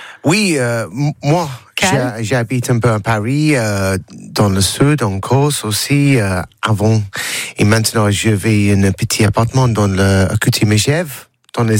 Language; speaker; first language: French; non-native, learner; English